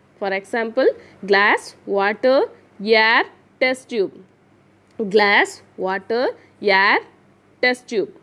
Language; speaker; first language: English; non-native, local second language; Tamil